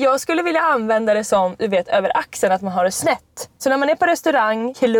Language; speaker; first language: Swedish; native; Swedish